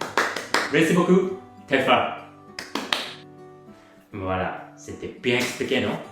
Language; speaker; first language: French; non-native, learner; Japanese